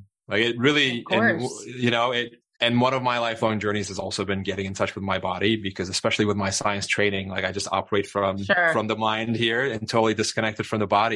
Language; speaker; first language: English; non-native, fluent; Turkish